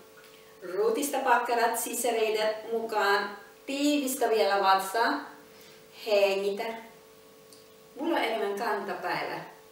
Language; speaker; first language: Finnish; non-native, learner; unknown